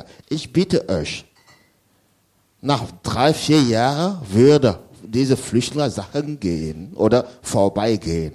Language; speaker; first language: German; non-native, learner; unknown